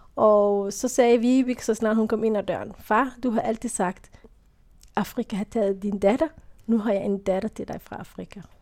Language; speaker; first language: Danish; non-native, fluent; Somali